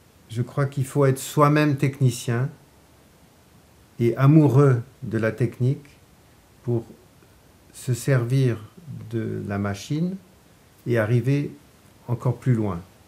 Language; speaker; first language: French; native; French